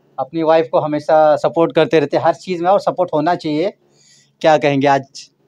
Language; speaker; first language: Hindi; native; Hindi